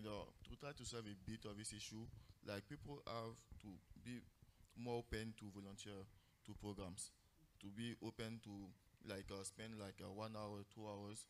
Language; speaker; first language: English; non-native, local second language; French